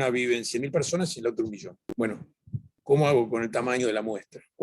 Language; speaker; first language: Spanish; native; Spanish